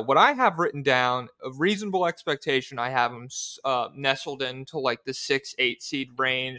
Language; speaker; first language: English; native; English